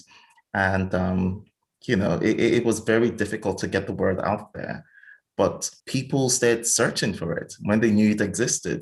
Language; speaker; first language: English; non-native, local second language; Igbo